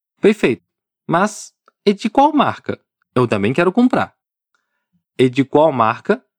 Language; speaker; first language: Portuguese; non-native, fluent; Chinese